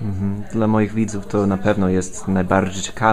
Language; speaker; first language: Polish; non-native, fluent; English